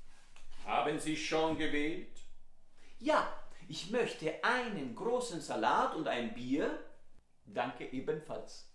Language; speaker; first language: German; non-native, fluent; Italian